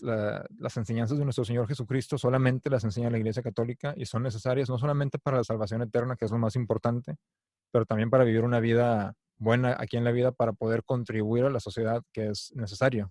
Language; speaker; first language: Spanish; native; Spanish